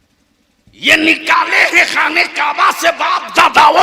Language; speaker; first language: Urdu; native; Urdu